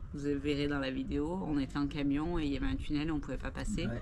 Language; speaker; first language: French; native; French